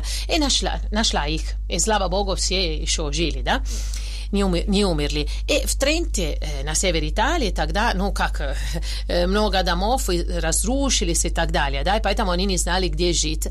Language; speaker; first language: Russian; non-native, fluent; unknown